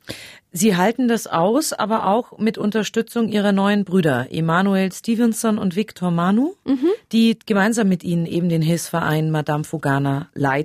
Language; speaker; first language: German; native; German